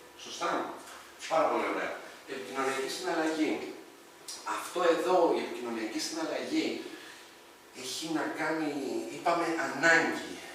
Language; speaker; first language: Greek; early bilingual, other home language; Arabic